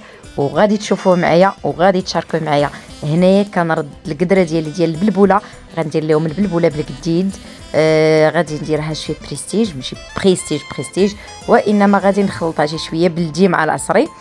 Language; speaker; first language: Arabic; native; Arabic